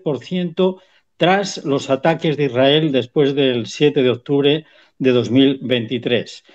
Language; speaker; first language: Spanish; native; Spanish